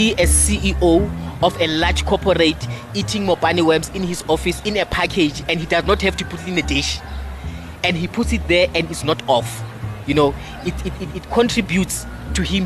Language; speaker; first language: English; non-native, local second language; Northern Sotho